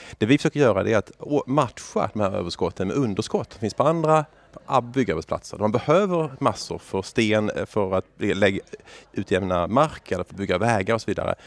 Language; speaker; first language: Swedish; native; Swedish